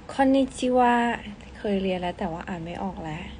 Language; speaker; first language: Thai; early bilingual, other home language; Cantonese